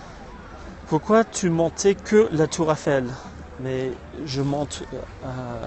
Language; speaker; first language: French; non-native, fluent; English